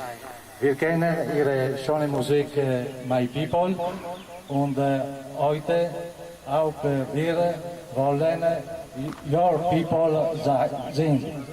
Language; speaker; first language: German; non-native, learner; Italian